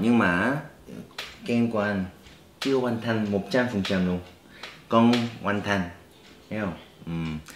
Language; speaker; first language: Vietnamese; non-native, learner; Korean